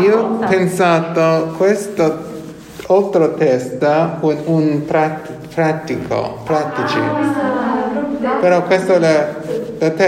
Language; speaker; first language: Italian; non-native, learner; English